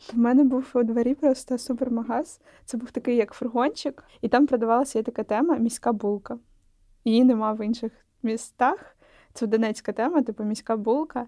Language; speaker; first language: Ukrainian; non-native, local second language; Russian